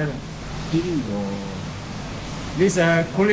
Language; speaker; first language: English; non-native, learner; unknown